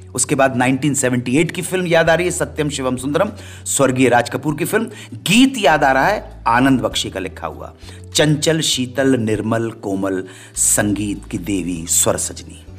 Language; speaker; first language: Hindi; native; Hindi